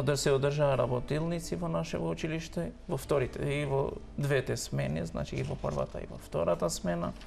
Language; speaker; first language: Macedonian; non-native, local second language; Albanian